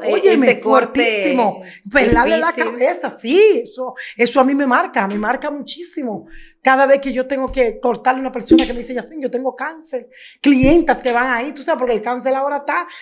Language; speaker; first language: Spanish; native; Spanish